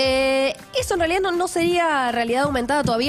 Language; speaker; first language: Spanish; native; Spanish